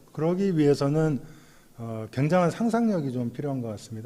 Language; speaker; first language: Korean; native; Korean